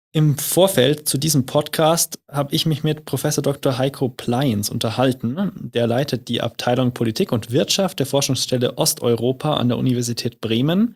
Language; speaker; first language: German; native; German